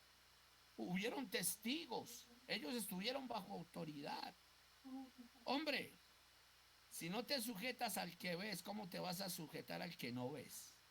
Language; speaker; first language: Spanish; native; Spanish